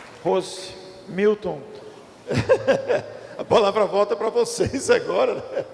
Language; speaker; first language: Portuguese; native; Portuguese